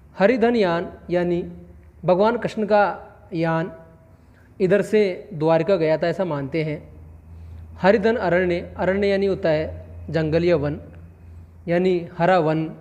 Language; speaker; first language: Hindi; native; Hindi